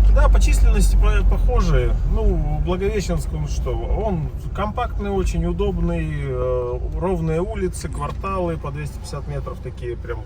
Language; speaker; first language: Russian; native; Russian